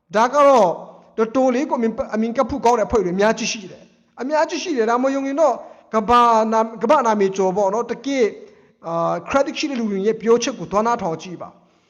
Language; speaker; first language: Burmese; non-native, local second language; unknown